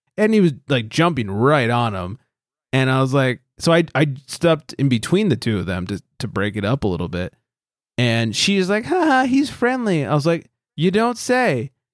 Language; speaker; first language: English; native; English